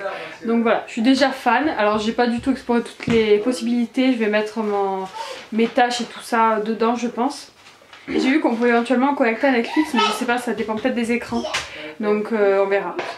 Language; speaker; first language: French; native; French